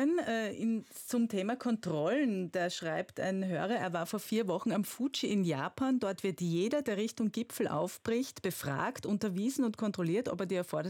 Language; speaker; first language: German; native; German